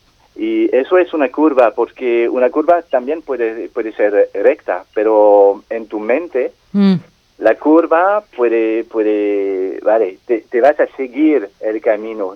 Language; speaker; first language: Spanish; non-native, fluent; French